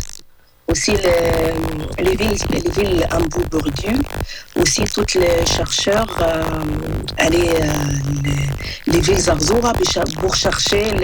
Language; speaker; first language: French; non-native, learner; Arabic